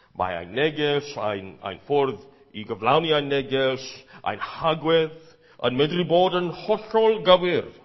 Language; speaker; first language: Welsh; non-native, fluent; English